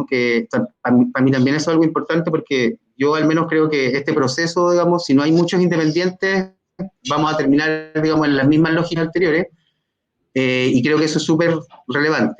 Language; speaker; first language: Spanish; native; Spanish